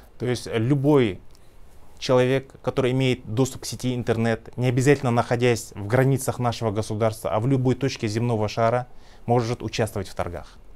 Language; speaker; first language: Russian; non-native, local second language; Kazakh